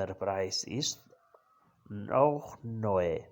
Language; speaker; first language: German; non-native, learner; Urdu